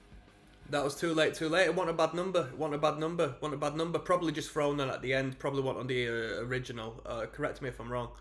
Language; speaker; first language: English; native; English